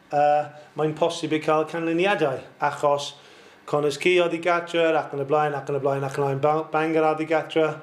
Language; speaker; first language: Welsh; non-native, local second language; English